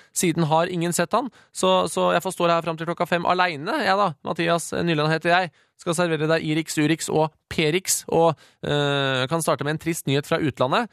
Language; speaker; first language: Norwegian; native; Norwegian